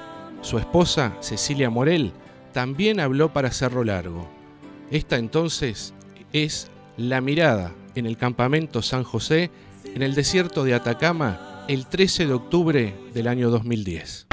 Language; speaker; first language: Spanish; native; Spanish